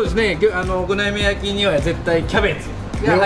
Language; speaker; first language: Japanese; native; Japanese